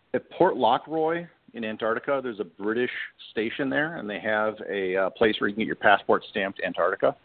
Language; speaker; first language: English; native; English